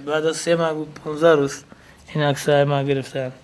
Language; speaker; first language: Persian; native; Persian